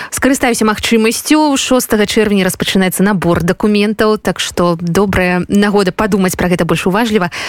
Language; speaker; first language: Belarusian; native; Belarusian